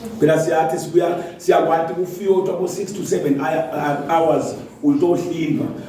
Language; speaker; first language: Zulu; non-native, local second language; Swati